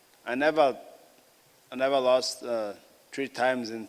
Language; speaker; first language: English; non-native, learner; Portuguese